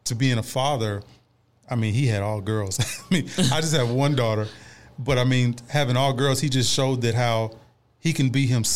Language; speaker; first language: English; native; English